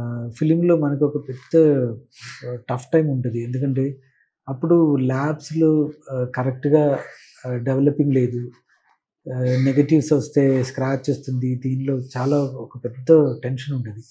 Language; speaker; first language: Telugu; non-native, learner; Malayalam